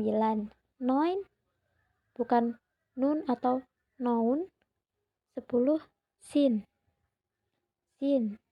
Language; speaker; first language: Indonesian; native; Indonesian